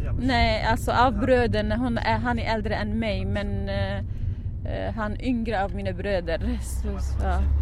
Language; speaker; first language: Swedish; non-native, fluent; Arabic